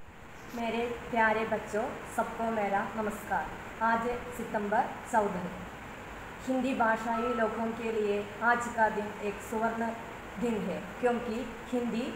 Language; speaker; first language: Hindi; non-native, local second language; Malayalam